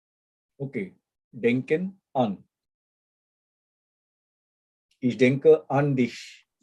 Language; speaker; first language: German; non-native, fluent; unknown